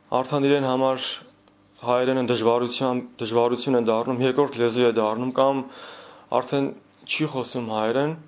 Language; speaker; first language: Armenian; native; Armenian